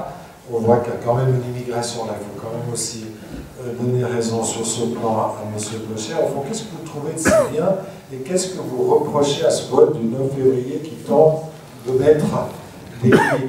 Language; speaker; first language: French; native; French